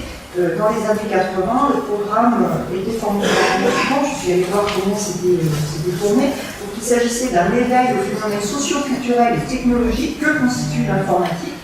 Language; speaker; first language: French; native; French